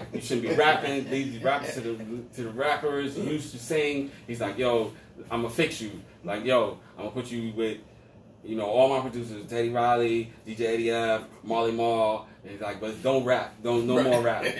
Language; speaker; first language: English; native; English